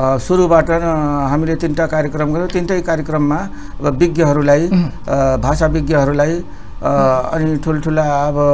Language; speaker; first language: Nepali; non-native, local second language; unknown